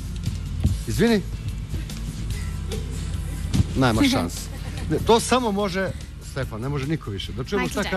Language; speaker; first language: Bosnian; native; Bosnian